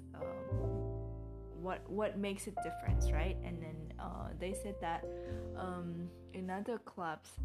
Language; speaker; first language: English; non-native, fluent; Indonesian